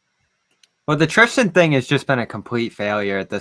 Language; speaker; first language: English; native; English